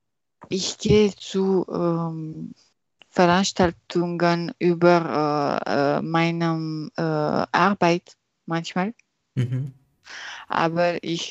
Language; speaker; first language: German; non-native, learner; French